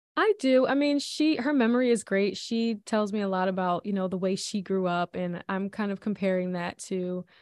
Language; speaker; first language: English; native; English